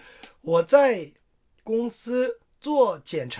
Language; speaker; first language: Chinese; non-native, fluent; Korean